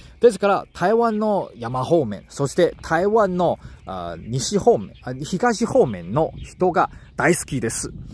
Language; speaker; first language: Japanese; non-native, learner; Chinese